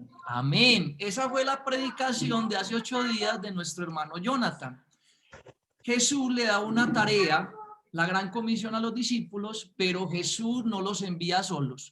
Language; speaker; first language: Spanish; native; Spanish